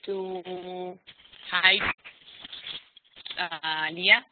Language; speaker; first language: German; non-native, learner; Hebrew